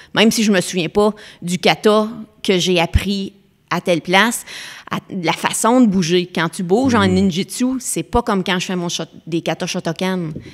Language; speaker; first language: French; native; French